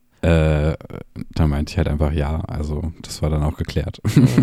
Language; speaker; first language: German; native; German